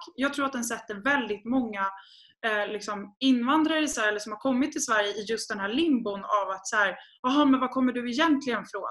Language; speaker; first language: Swedish; native; Swedish